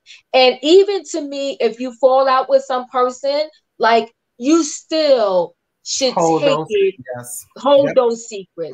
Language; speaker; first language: English; native; English